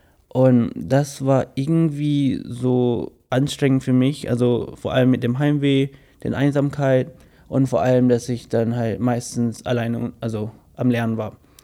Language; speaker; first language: German; non-native, fluent; English